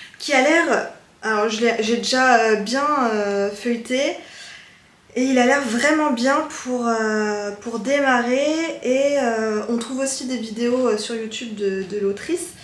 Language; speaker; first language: French; native; French